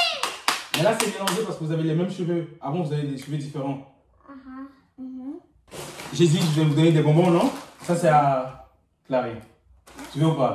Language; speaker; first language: French; native; French